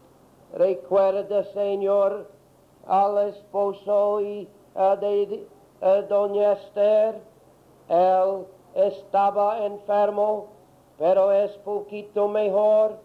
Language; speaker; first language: Spanish; non-native, learner; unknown